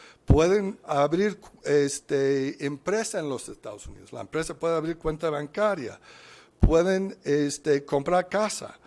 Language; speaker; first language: Spanish; non-native, fluent; English